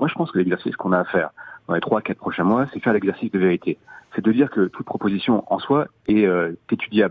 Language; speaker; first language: French; native; French